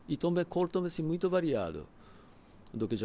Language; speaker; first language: Portuguese; non-native, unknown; Japanese